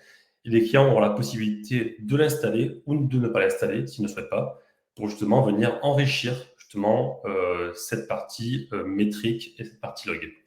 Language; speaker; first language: French; native; French